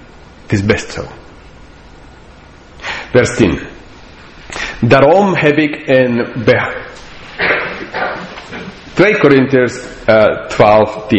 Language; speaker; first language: Dutch; non-native, fluent; English